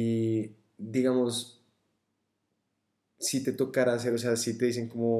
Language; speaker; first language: Spanish; native; Spanish